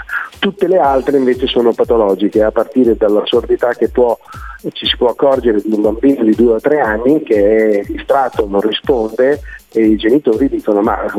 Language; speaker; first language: Italian; native; Italian